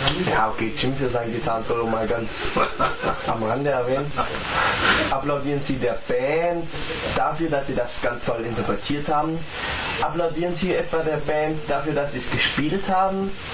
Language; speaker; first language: German; native; German